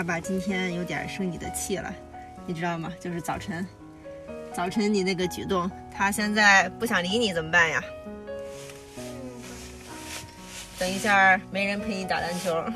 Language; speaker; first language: Chinese; native; Chinese